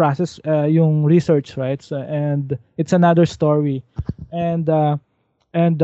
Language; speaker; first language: English; non-native, local second language; Filipino